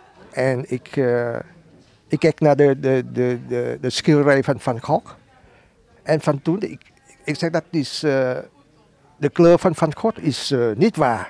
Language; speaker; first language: Dutch; non-native, learner; Vietnamese